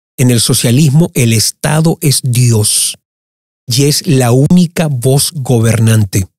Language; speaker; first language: Spanish; early bilingual, heritage; Spanish